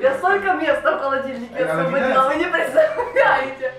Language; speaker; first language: Polish; non-native, learner; Ukrainian